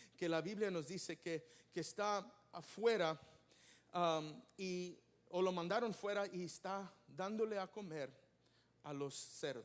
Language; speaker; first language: Spanish; early bilingual, heritage; Spanish